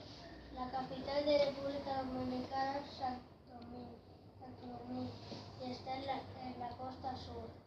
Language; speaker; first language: Spanish; non-native, local second language; Catalan